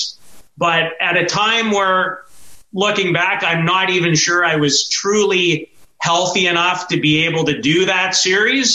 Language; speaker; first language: English; native; English